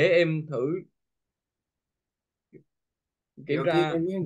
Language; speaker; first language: Vietnamese; non-native, learner; Korean